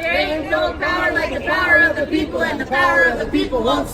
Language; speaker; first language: English; native; English